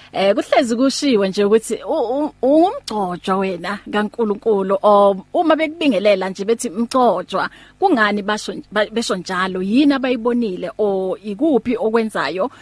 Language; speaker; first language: Zulu; native; Zulu